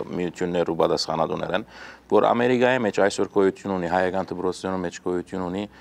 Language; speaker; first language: Armenian; early bilingual, heritage; Armenian